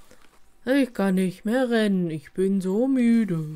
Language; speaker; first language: German; native; German